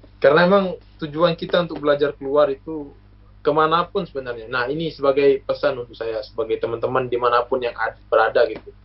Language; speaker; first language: Indonesian; non-native, local second language; Sasak